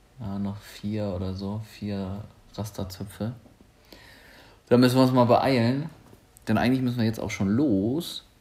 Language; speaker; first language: German; native; German